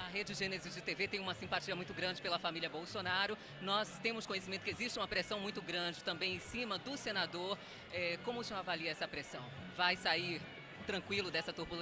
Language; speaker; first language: Portuguese; native; Portuguese